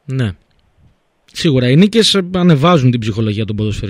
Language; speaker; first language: Greek; native; Greek